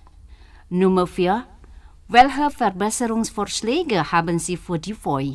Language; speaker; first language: German; non-native, learner; Indonesian